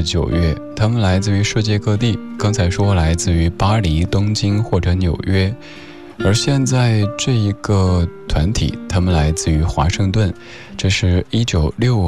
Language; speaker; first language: Chinese; native; Chinese